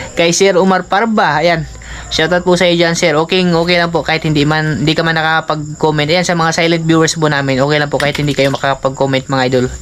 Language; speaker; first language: Filipino; non-native, local second language; Cebuano